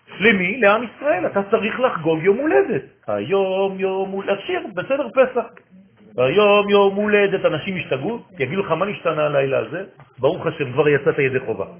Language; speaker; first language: Hebrew; non-native, fluent; French